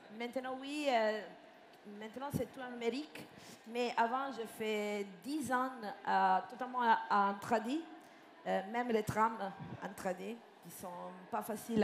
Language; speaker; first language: French; non-native, fluent; Italian